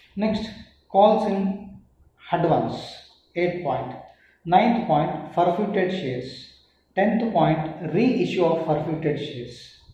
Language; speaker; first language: English; non-native, local second language; Kannada